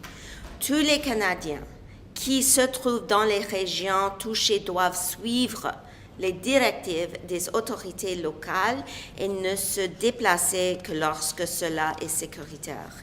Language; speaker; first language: French; non-native, local second language; English